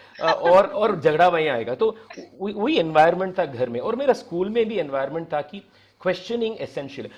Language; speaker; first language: Hindi; non-native, local second language; Tamil